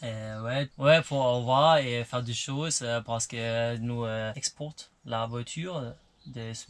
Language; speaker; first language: French; non-native, learner; German